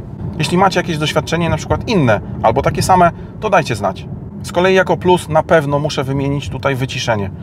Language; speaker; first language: Polish; native; Polish